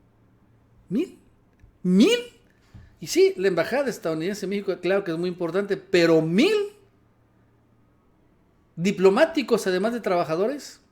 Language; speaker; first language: Spanish; native; Spanish